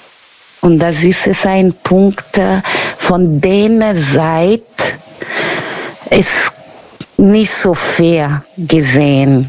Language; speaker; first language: German; non-native, fluent; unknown